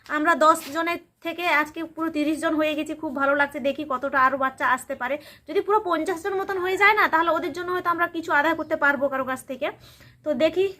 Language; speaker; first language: Bangla; non-native, local second language; Santali